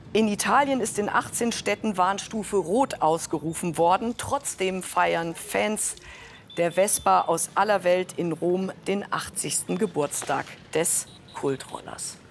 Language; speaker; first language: German; native; German